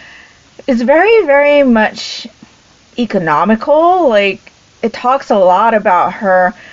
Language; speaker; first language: English; native; English